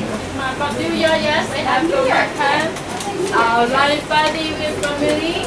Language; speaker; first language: English; non-native, learner; Thai